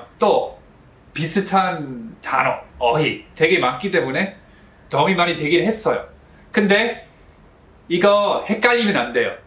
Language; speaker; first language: Korean; non-native, fluent; English